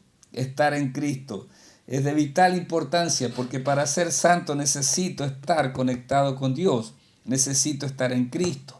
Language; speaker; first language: Spanish; native; Spanish